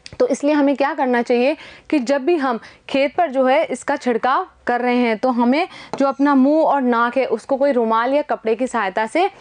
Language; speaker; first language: Hindi; native; Hindi